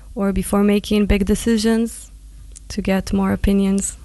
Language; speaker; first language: English; non-native, fluent; Hebrew